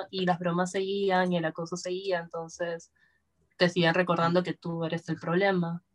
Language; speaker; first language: Spanish; native; Spanish